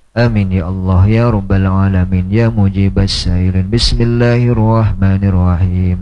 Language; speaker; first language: Arabic; non-native, fluent; Indonesian